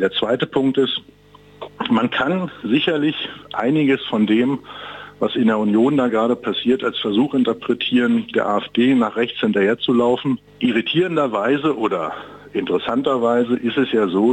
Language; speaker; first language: German; native; German